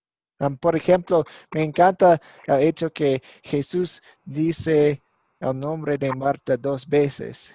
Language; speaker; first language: Spanish; non-native, fluent; English